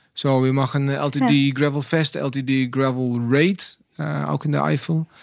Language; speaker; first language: German; non-native, learner; Dutch